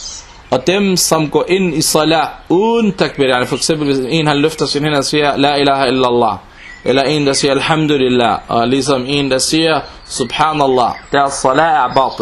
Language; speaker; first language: Danish; non-native, local second language; Arabic